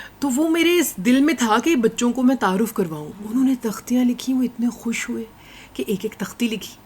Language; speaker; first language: Urdu; non-native, local second language; Punjabi